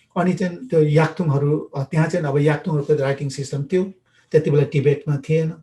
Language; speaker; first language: Nepali; non-native, local second language; Limbu